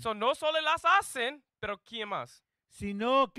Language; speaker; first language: Spanish; non-native, learner; English